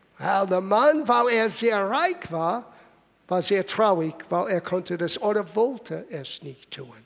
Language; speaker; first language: German; non-native, fluent; English